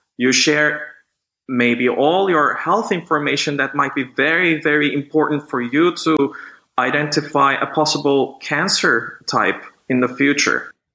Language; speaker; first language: English; non-native, fluent; Turkish